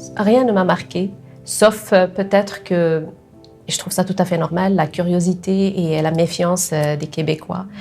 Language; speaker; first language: French; non-native, local second language; Arabic